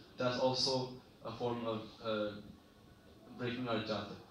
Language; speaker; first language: English; early bilingual, other home language; Punjabi